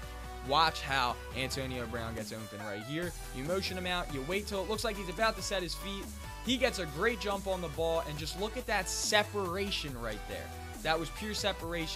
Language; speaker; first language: English; native; English